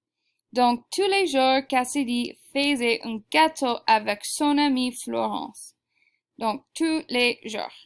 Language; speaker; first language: French; non-native, fluent; English